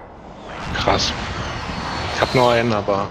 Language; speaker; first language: German; native; German